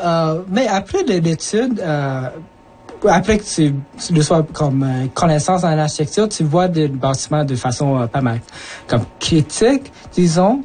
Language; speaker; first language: French; early bilingual, other home language; Japanese